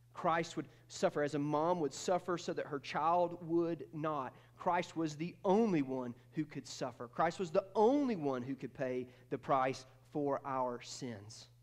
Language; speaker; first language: English; native; English